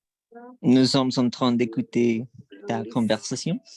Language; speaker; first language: French; non-native, learner; Spanish